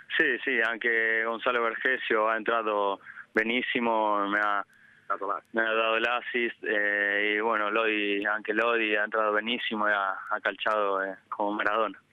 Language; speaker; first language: Italian; non-native, learner; Spanish